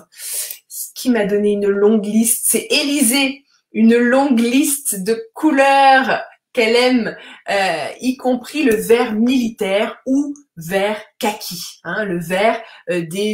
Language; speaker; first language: French; native; French